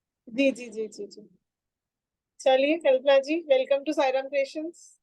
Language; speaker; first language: Hindi; native; Hindi